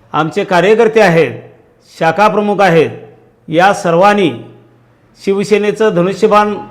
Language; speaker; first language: Marathi; native; Marathi